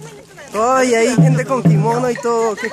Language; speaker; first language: Japanese; non-native, learner; Spanish